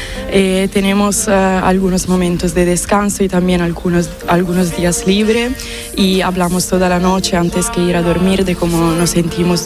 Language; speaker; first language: Spanish; non-native, fluent; Italian